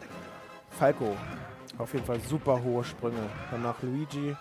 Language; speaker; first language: German; native; German